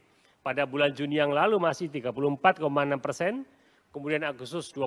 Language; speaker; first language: Indonesian; native; Indonesian